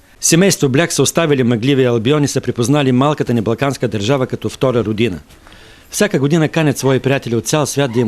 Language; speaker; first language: Bulgarian; native; Bulgarian